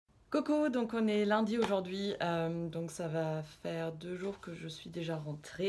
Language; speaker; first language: French; early bilingual, other home language; Russian